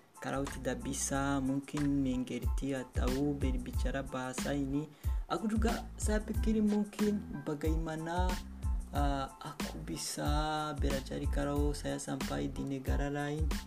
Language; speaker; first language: Indonesian; non-native, learner; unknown